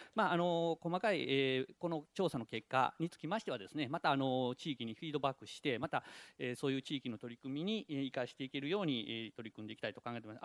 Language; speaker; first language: Japanese; native; Japanese